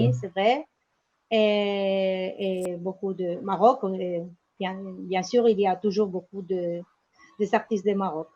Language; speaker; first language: French; non-native, learner; Spanish